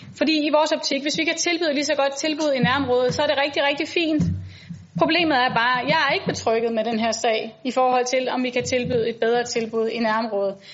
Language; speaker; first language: Danish; native; Danish